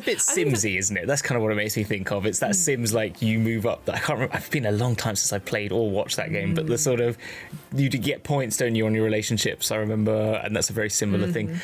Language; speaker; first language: English; native; English